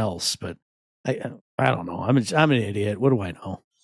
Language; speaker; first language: English; native; English